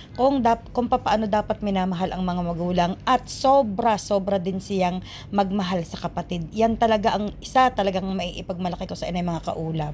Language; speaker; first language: Filipino; native; Filipino